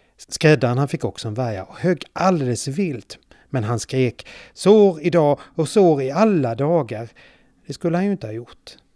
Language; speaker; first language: Swedish; native; Swedish